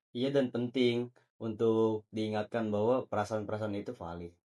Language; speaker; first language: Indonesian; native; Indonesian